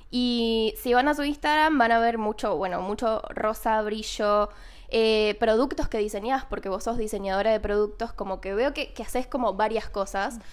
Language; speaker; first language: Spanish; native; Spanish